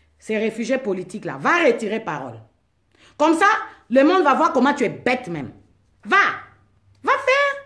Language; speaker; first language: French; non-native, local second language; Lingala